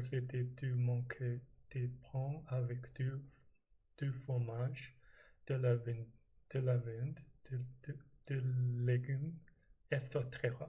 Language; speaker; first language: French; non-native, learner; English